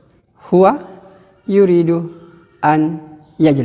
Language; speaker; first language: Arabic; non-native, fluent; Indonesian